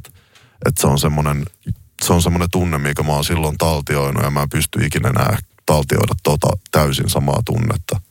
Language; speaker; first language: Finnish; native; Finnish